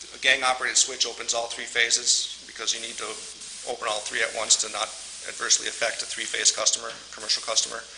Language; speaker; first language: English; native; English